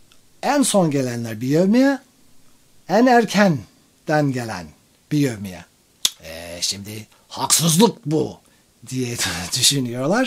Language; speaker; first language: Turkish; non-native, fluent; English